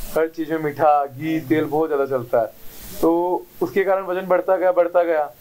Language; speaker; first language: Hindi; native; Hindi